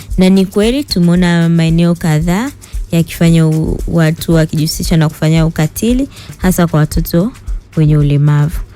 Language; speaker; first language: Swahili; native; Swahili